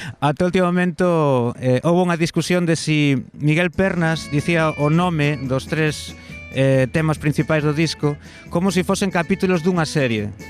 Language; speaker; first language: Galician; non-native, local second language; Spanish